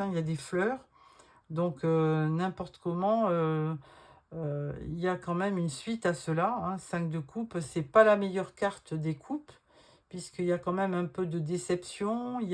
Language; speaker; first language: French; native; French